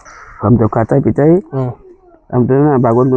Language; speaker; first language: Hindi; non-native, local second language; Garo